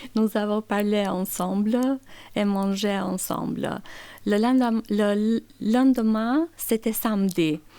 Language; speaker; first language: French; non-native, learner; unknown